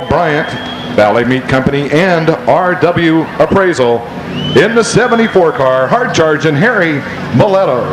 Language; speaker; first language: English; native; English